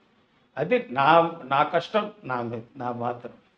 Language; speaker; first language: Telugu; non-native, learner; Tamil